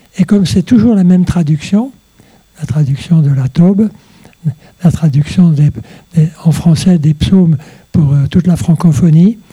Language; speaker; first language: French; native; French